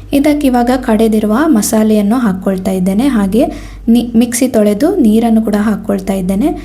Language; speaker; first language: Kannada; non-native, local second language; Konkani